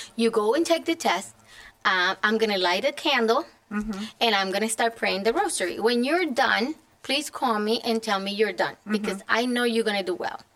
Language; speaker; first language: English; non-native, fluent; Spanish